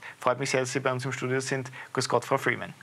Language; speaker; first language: German; native; German